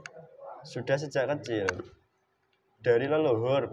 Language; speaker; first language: Indonesian; native; Indonesian